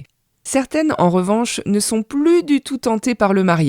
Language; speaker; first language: French; native; French